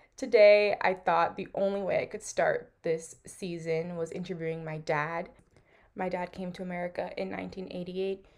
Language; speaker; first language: English; early bilingual, other home language; Portuguese